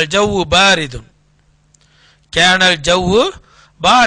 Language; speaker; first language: Arabic; non-native, fluent; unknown